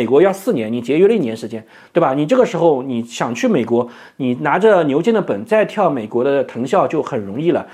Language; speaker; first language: Chinese; native; Chinese